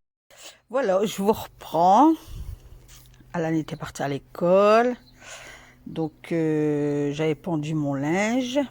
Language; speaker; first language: French; native; French